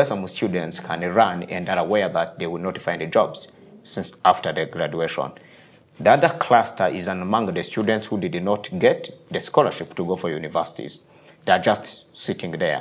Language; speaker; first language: English; non-native, local second language; Kinyarwanda